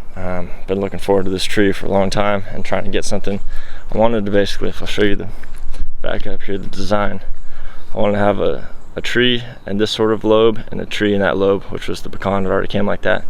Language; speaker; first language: English; native; English